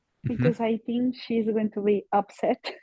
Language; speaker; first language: English; non-native, learner; Spanish